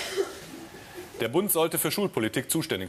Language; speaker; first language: German; native; German